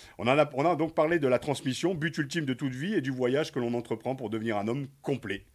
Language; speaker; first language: French; native; French